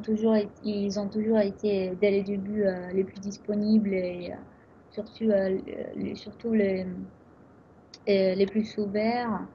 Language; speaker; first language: French; non-native, fluent; Italian